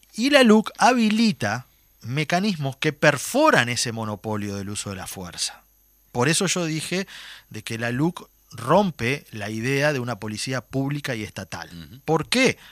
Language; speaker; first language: Spanish; native; Spanish